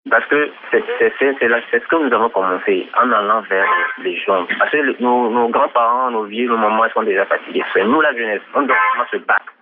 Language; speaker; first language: French; non-native, local second language; Ewe